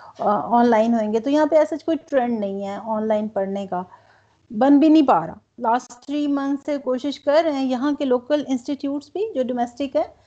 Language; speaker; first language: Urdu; non-native, local second language; Punjabi